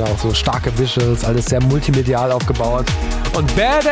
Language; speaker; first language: German; native; German